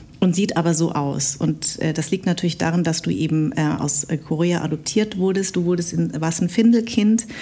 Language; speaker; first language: German; early bilingual, other home language; Vietnamese